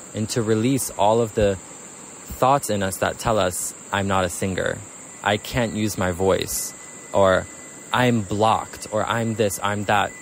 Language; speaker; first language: English; native; English